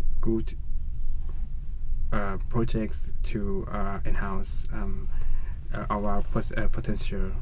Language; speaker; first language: English; non-native, learner; Thai